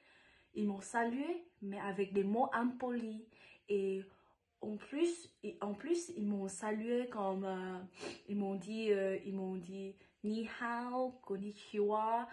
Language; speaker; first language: French; non-native, fluent; Vietnamese